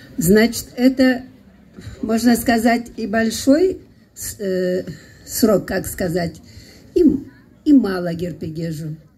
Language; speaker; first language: Russian; non-native, local second language; Karachay-Balkar